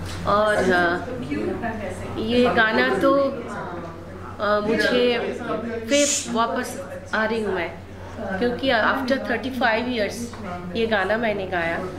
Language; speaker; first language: Hindi; non-native, local second language; Bangla